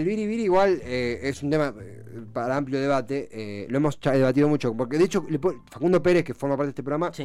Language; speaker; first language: Spanish; native; Spanish